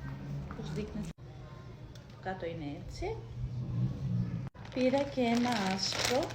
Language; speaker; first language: Greek; non-native, fluent; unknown